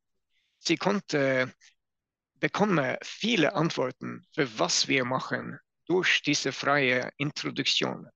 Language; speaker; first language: German; non-native, learner; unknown